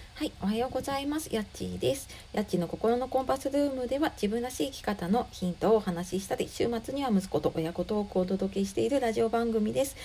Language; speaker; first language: Japanese; native; Japanese